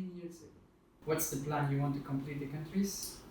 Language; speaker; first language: English; non-native, fluent; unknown